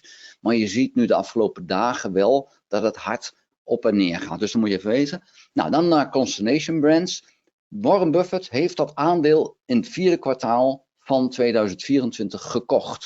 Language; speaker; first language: Dutch; native; Dutch